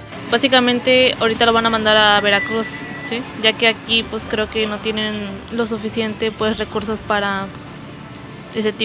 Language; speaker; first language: Spanish; native; Spanish